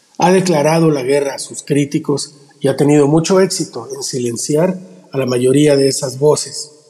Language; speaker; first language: Spanish; native; Spanish